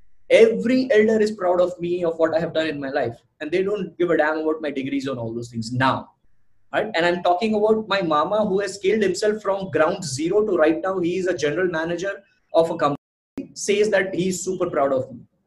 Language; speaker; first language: English; non-native, local second language; Hindi